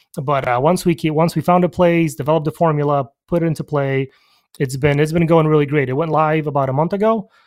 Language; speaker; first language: English; early bilingual, other home language; Polish